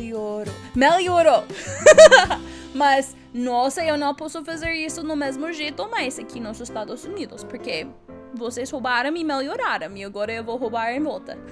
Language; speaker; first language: Portuguese; non-native, learner; English